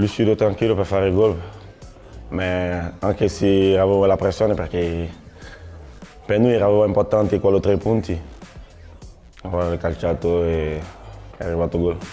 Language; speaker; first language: Italian; non-native, learner; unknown